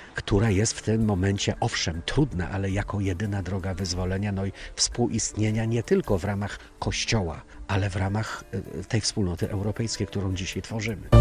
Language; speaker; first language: Polish; native; Polish